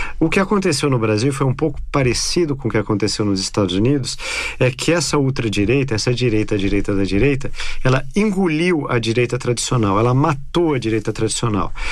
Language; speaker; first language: Portuguese; native; Portuguese